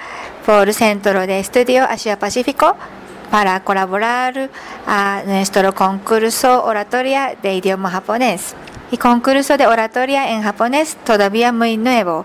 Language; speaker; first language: Spanish; non-native, learner; Japanese